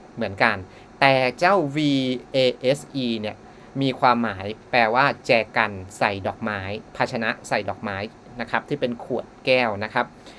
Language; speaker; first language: Thai; native; Thai